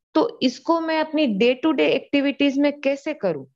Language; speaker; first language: Hindi; non-native, local second language; Gujarati